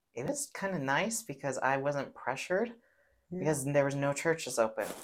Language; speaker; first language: English; native; English